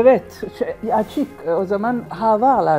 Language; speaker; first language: Turkish; non-native, learner; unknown